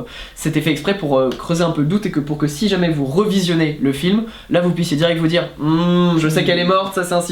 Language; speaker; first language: French; native; French